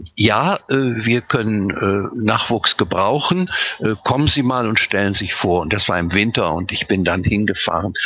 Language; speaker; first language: German; native; German